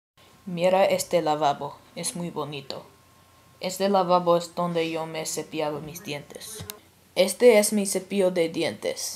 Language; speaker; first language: Spanish; non-native, learner; English